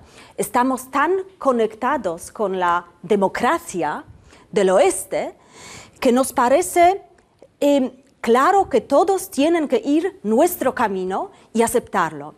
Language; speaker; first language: Spanish; non-native, fluent; Polish